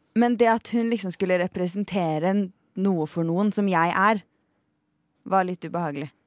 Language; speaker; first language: Norwegian; native; Norwegian